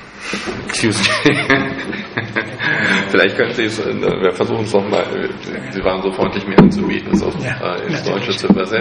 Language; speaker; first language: German; non-native, fluent; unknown